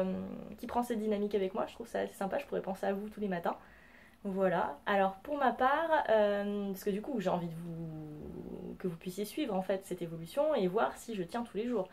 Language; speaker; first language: French; native; French